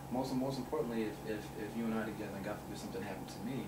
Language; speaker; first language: English; native; English